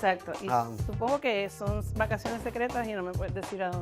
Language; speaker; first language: Spanish; native; Spanish